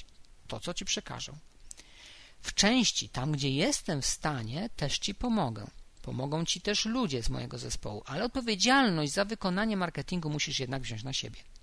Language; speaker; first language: Polish; native; Polish